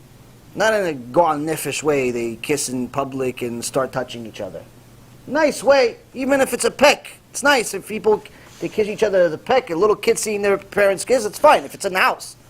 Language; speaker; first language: English; non-native, fluent; Hebrew